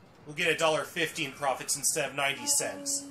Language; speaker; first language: English; native; English